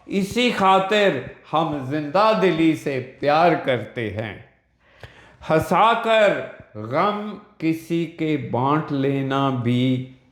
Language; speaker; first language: Urdu; non-native, local second language; Punjabi